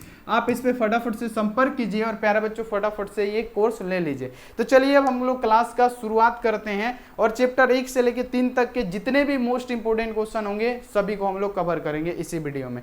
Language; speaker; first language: Hindi; native; Hindi